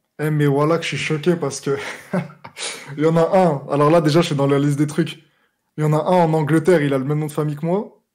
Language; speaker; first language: French; native; French